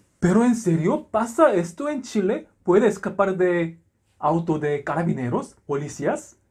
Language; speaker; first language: Spanish; non-native, learner; Korean